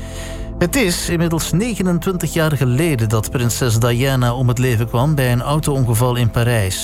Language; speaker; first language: Dutch; native; Dutch